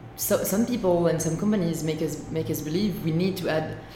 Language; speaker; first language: English; non-native, fluent; French